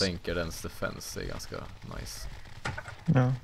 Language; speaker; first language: Swedish; native; Swedish